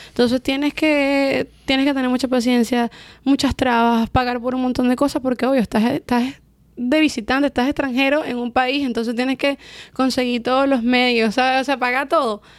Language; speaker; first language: Spanish; native; Spanish